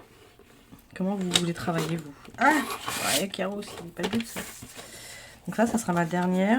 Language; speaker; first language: French; native; French